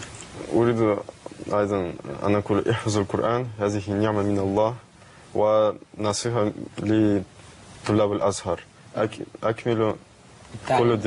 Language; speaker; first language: Arabic; non-native, learner; Russian